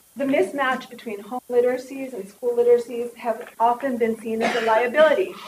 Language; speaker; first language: English; native; English